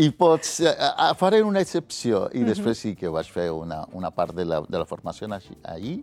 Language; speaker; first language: Catalan; non-native, fluent; Spanish